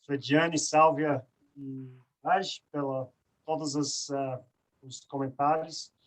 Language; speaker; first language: Portuguese; non-native, fluent; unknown